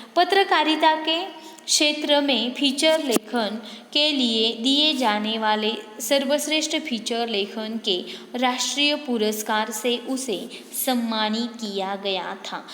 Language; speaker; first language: Hindi; non-native, local second language; Marathi